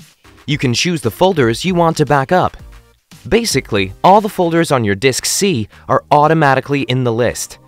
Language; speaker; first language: English; non-native, fluent; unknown